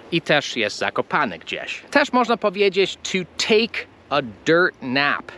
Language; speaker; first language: Polish; non-native, fluent; English